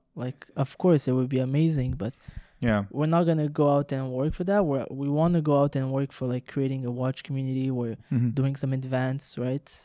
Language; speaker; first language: English; non-native, fluent; French